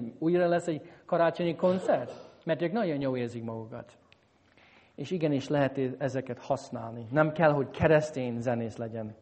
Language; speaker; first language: Hungarian; non-native, fluent; English